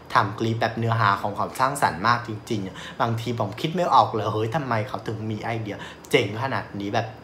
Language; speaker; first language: Thai; non-native, fluent; Vietnamese